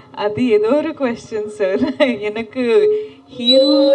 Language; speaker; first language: Tamil; non-native, learner; Kannada